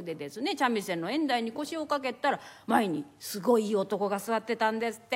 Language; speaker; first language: Japanese; native; Japanese